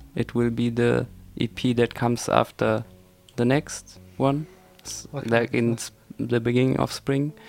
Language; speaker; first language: English; non-native, fluent; German